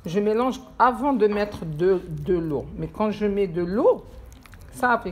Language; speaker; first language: French; non-native, local second language; Arabic